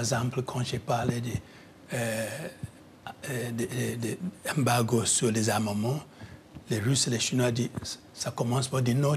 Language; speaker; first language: French; non-native, fluent; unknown